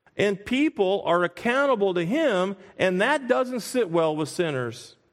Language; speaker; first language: English; native; English